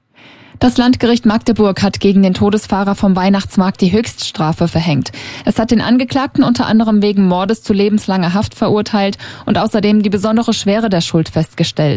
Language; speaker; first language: German; native; German